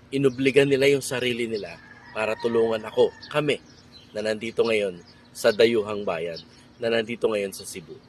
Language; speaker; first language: Filipino; native; Filipino